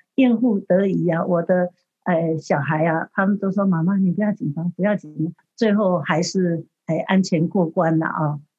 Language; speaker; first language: Chinese; native; Chinese